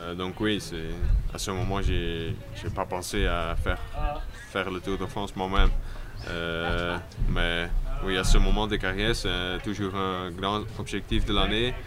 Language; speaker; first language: French; non-native, local second language; Dutch